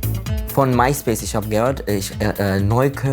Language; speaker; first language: German; non-native, learner; Turkish